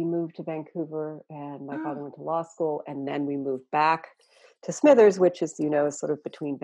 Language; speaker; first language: English; native; English